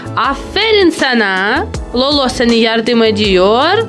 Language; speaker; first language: Turkish; non-native, learner; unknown